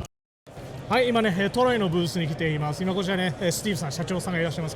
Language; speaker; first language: Japanese; native; Japanese